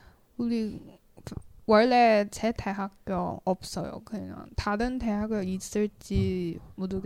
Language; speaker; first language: Korean; non-native, learner; Chinese